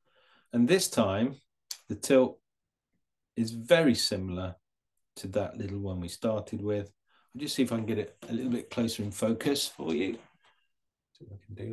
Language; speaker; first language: English; native; English